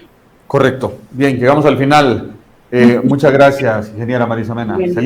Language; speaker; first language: Spanish; native; Spanish